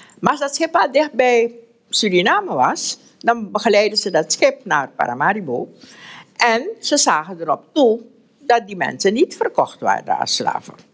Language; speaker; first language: Dutch; native; Dutch